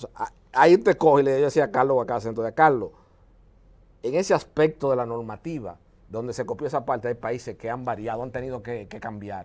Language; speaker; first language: Spanish; native; Spanish